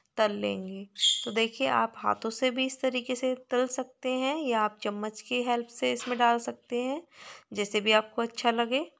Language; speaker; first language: Hindi; native; Hindi